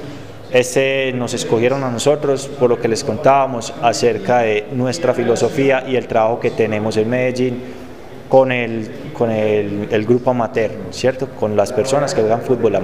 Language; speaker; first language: Spanish; native; Spanish